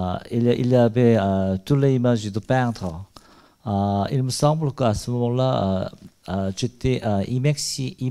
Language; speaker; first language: French; non-native, learner; Korean